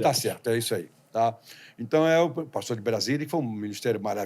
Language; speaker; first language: Portuguese; native; Portuguese